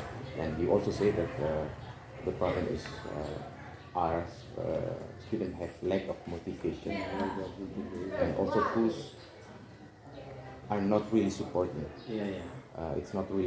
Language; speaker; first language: English; non-native, learner; Indonesian